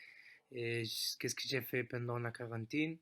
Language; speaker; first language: French; non-native, fluent; Spanish